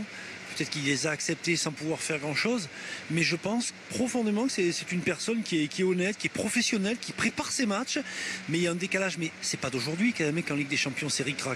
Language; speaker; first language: French; native; French